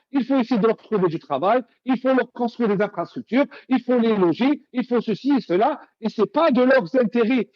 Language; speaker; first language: French; non-native, local second language; Arabic